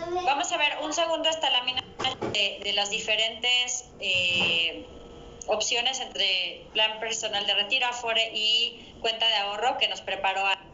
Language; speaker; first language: Spanish; native; Spanish